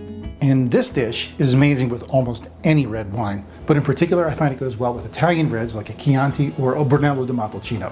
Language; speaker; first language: English; native; English